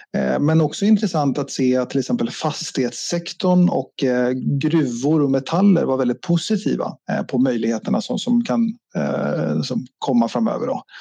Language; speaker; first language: Swedish; native; Swedish